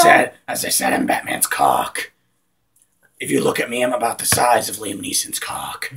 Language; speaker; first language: English; native; English